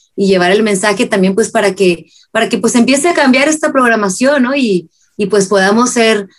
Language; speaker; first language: Spanish; native; Spanish